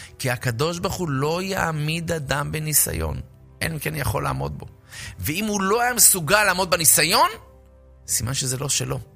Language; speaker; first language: Hebrew; native; Hebrew